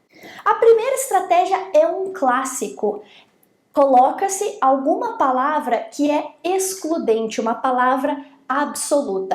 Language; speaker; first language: Portuguese; native; Portuguese